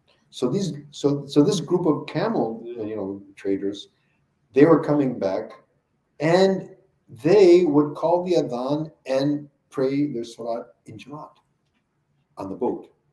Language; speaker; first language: English; native; English